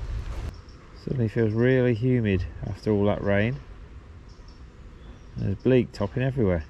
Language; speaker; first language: English; native; English